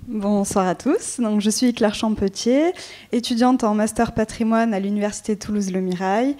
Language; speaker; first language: French; native; French